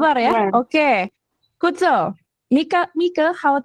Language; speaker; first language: Dutch; non-native, fluent; Indonesian